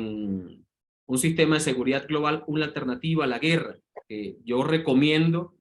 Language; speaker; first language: Spanish; native; Spanish